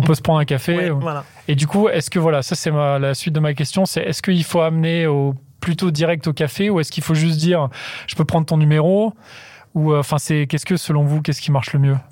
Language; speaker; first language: French; native; French